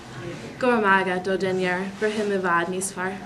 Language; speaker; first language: Irish; non-native, learner; English